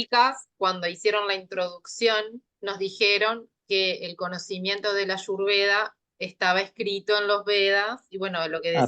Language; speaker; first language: Spanish; native; Spanish